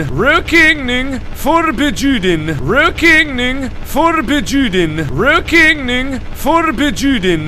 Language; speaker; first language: Swedish; non-native, learner; English